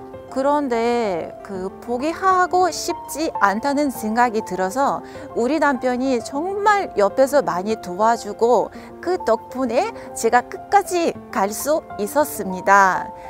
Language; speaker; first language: Korean; non-native, fluent; Russian